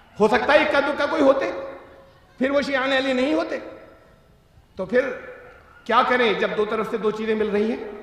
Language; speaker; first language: Urdu; native; Urdu